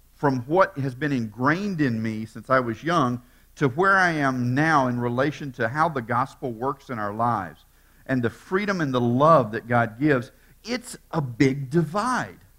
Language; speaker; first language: English; native; English